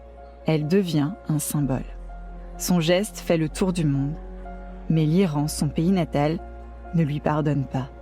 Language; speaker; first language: French; native; French